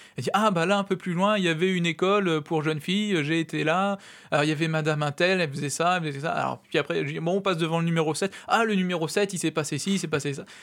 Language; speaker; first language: French; native; French